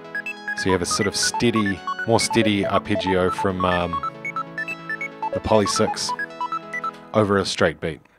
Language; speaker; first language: English; native; English